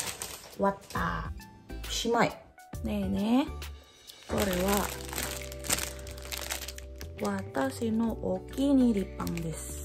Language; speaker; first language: Japanese; non-native, learner; Indonesian